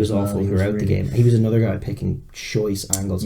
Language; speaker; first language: English; native; English